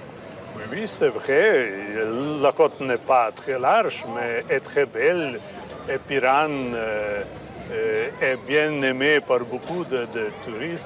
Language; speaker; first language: French; non-native, fluent; Slovenian